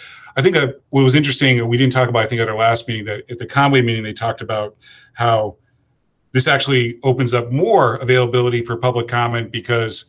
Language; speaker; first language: English; native; English